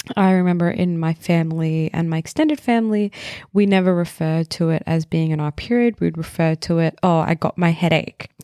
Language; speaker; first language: English; early bilingual, other home language; Hindi